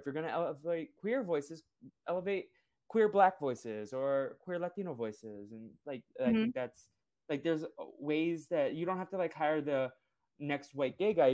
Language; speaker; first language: English; early bilingual, other home language; Portuguese